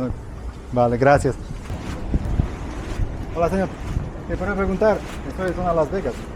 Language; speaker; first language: Spanish; non-native, learner; Slovak